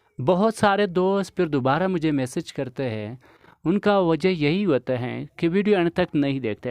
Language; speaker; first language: Urdu; non-native, local second language; Pashto